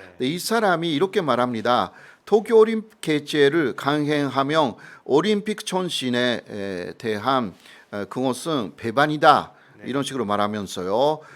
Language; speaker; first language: Korean; non-native, fluent; Japanese